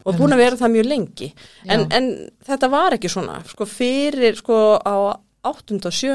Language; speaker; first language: Icelandic; native; Icelandic